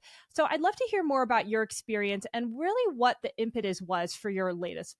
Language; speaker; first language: English; native; English